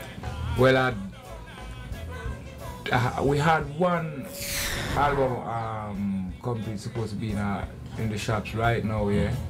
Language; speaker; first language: English; non-native, local second language; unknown